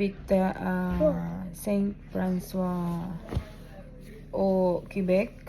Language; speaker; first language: French; non-native, learner; Filipino